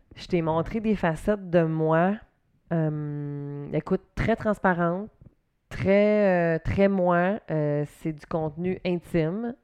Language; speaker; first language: French; native; French